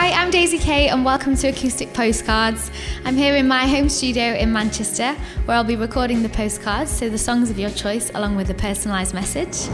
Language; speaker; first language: English; native; English